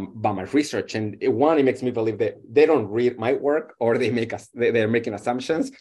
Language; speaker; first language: English; non-native, fluent; Spanish